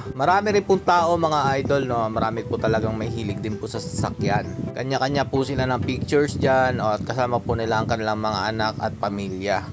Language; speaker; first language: Filipino; non-native, local second language; Cebuano